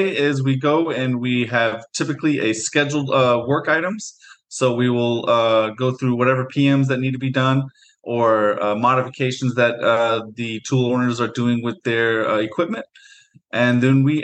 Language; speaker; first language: English; native; English